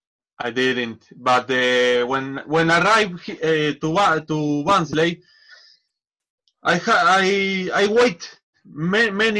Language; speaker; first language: English; non-native, learner; Spanish